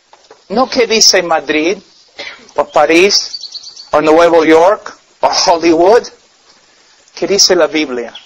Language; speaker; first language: Spanish; non-native, fluent; English